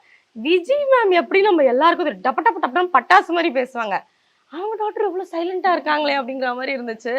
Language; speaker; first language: Tamil; native; Tamil